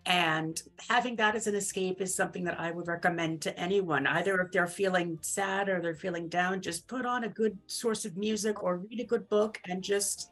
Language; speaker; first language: English; native; English